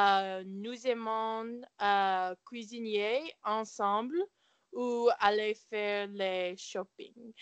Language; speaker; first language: French; non-native, learner; English